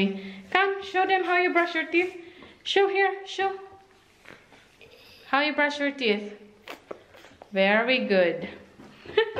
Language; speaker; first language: English; non-native, local second language; Filipino